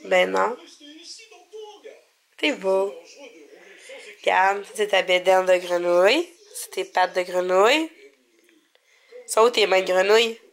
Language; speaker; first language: French; native; French